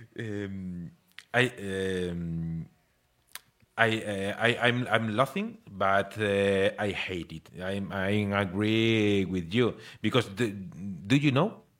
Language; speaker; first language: English; non-native, learner; Spanish